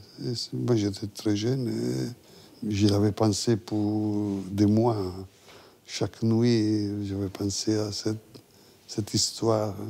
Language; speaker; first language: French; non-native, fluent; Italian